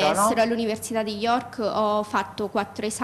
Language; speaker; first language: Italian; native; Italian